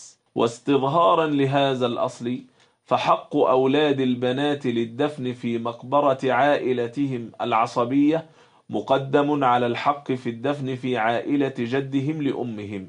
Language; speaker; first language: Arabic; native; Arabic